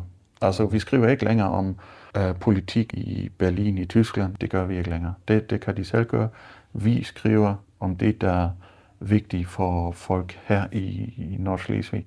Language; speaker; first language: Danish; non-native, fluent; German